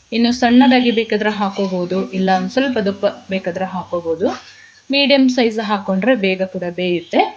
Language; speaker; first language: Kannada; non-native, local second language; Kodava